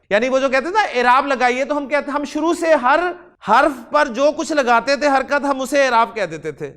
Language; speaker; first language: Urdu; non-native, local second language; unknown